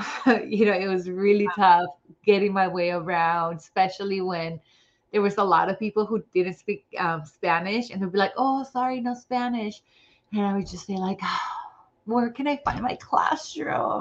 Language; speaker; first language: English; non-native, fluent; Spanish